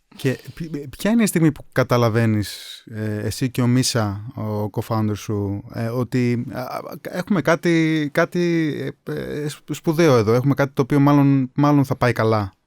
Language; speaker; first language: Greek; native; Greek